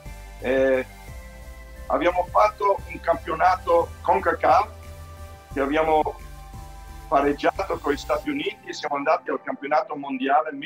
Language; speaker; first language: Italian; early bilingual, heritage; Italian